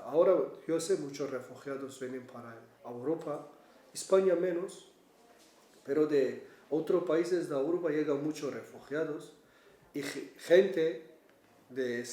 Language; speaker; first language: Spanish; non-native, learner; Kurdish